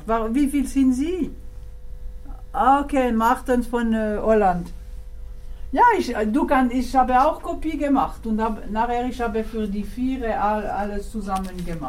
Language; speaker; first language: German; non-native, local second language; French